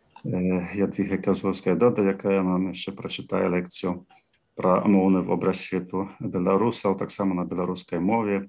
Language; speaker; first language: Polish; non-native, learner; Belarusian